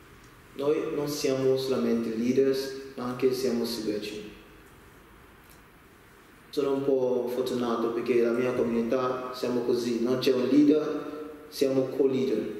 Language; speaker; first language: Italian; non-native, learner; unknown